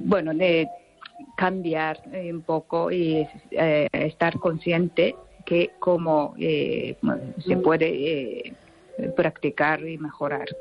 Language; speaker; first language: Spanish; non-native, fluent; Japanese